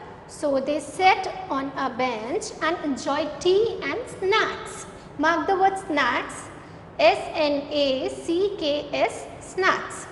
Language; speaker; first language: English; non-native, local second language; Hindi